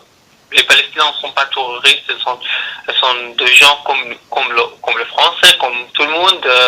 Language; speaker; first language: French; non-native, learner; Arabic